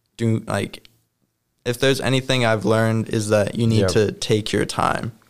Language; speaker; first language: English; native; English